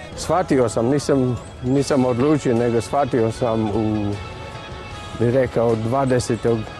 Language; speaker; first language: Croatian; non-native, learner; English